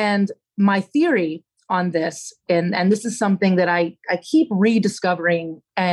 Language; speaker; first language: English; native; English